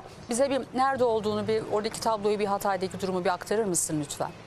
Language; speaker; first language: Turkish; native; Turkish